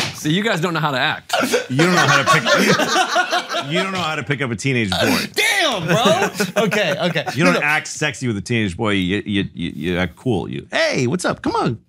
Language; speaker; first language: English; native; English